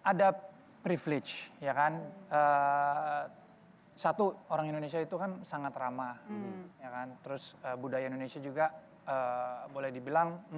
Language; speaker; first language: Indonesian; early bilingual, heritage; Dutch